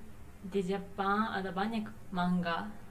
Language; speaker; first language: Indonesian; non-native, learner; Japanese